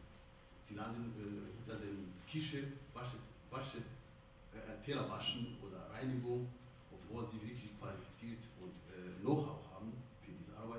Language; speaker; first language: German; non-native, fluent; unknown